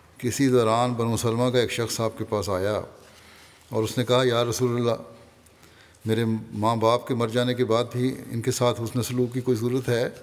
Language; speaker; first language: Urdu; native; Urdu